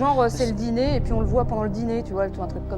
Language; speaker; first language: French; native; French